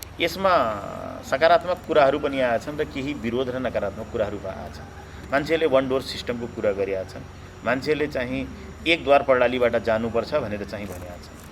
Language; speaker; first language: Nepali; non-native, local second language; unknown